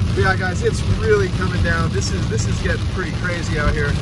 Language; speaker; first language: English; native; English